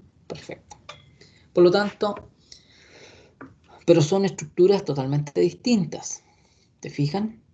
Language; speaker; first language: Spanish; native; Spanish